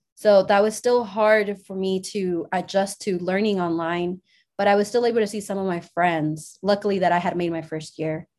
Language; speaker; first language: English; early bilingual, other home language; Spanish